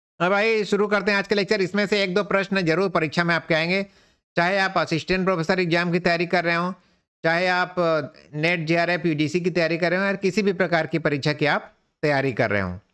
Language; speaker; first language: Hindi; native; Hindi